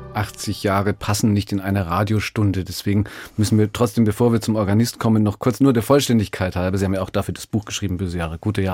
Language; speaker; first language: German; native; German